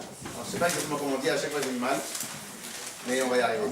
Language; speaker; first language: French; native; French